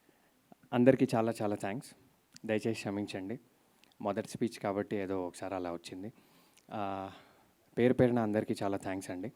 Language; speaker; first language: Telugu; native; Telugu